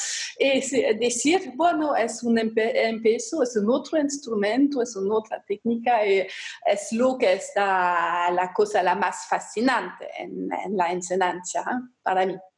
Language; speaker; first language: Spanish; non-native, fluent; German